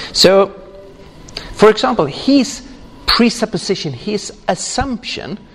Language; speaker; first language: English; non-native, fluent; Swedish